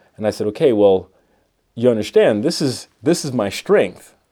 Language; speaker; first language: English; native; English